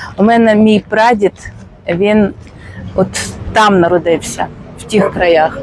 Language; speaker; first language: Ukrainian; non-native, local second language; Russian